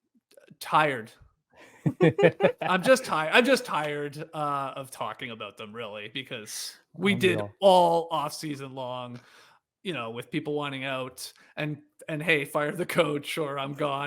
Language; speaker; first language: English; native; English